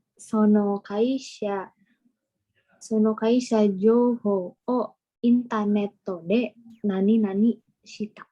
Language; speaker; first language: Japanese; non-native, learner; Indonesian